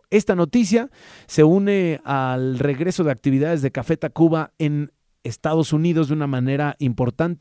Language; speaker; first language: Spanish; native; Spanish